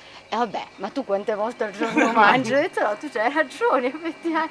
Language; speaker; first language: Italian; native; Italian